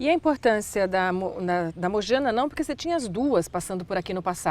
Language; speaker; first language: Portuguese; native; Portuguese